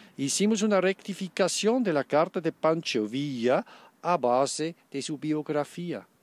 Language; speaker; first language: Spanish; non-native, fluent; German